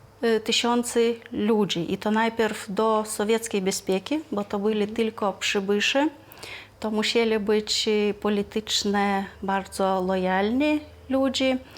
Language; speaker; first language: Polish; non-native, fluent; Lithuanian